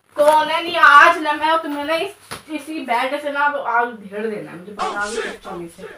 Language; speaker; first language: Hindi; native; Hindi